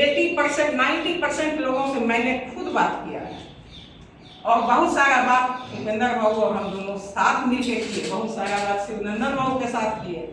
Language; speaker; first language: Hindi; native; Hindi